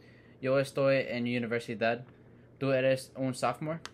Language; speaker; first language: Spanish; non-native, learner; English